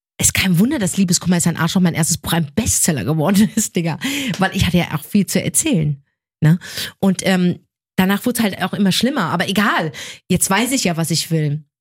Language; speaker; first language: German; early bilingual, other home language; Arabic